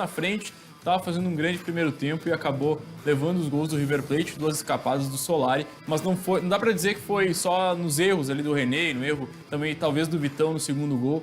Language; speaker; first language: Portuguese; native; Portuguese